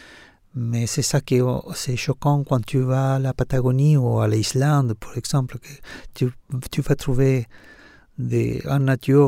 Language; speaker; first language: French; non-native, learner; Spanish